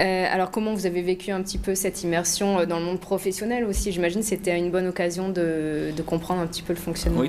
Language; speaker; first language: French; native; French